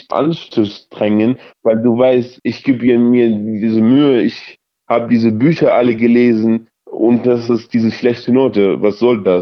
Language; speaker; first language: German; early bilingual, other home language; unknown